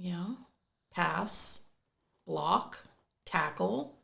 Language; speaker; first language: English; native; English